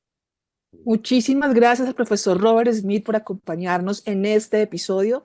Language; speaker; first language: Spanish; native; Spanish